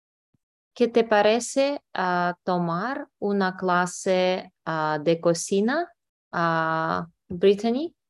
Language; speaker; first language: Spanish; non-native, learner; English